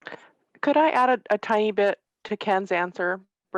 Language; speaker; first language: English; native; English